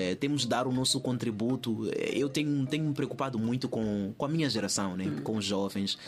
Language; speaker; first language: Portuguese; native; Portuguese